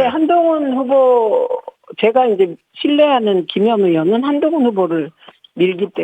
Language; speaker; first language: Korean; native; Korean